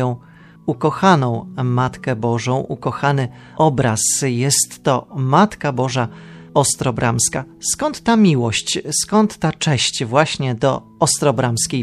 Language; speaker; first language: Polish; native; Polish